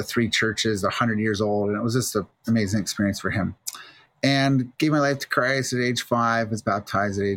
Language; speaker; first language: English; native; English